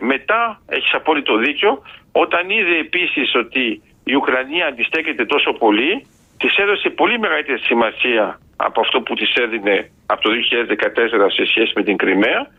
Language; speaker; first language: Greek; early bilingual, heritage; Greek